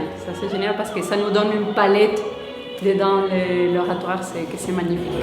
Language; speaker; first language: French; non-native, fluent; Spanish